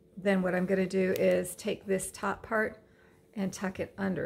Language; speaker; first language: English; native; English